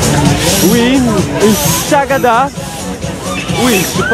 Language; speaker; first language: French; non-native, learner; Dutch